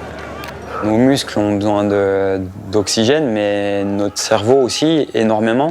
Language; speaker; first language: French; native; French